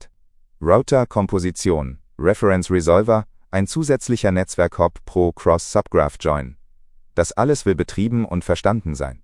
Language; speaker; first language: German; native; German